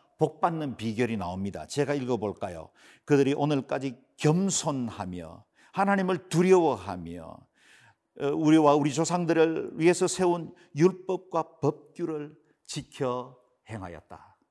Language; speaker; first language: Korean; native; Korean